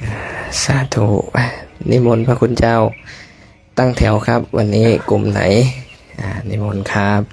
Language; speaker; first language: Thai; native; Thai